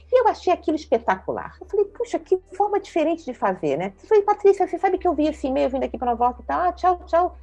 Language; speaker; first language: Portuguese; native; Portuguese